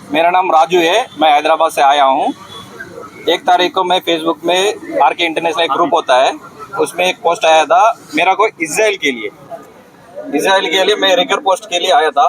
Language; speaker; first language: Hindi; non-native, local second language; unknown